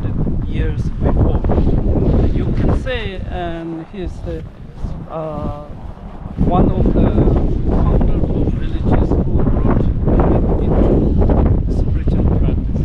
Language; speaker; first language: English; non-native, learner; Tibetan